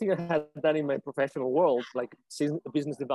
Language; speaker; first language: English; non-native, fluent; Spanish